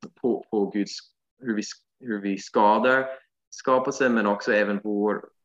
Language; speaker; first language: Swedish; non-native, fluent; English